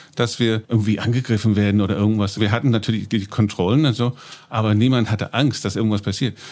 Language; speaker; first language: German; non-native, fluent; English